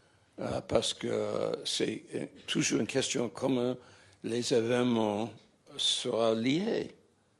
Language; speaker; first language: French; non-native, fluent; English